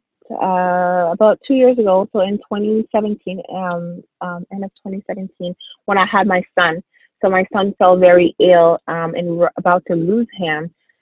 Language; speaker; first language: English; early bilingual, other home language; French